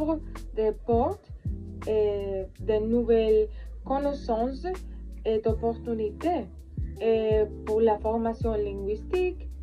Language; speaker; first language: French; non-native, learner; Spanish